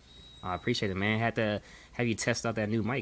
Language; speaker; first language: English; native; English